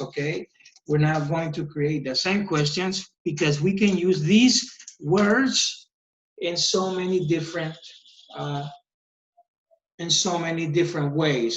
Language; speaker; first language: English; non-native, fluent; Spanish